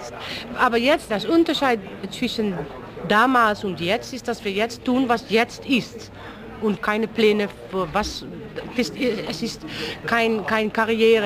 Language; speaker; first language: German; non-native, learner; Dutch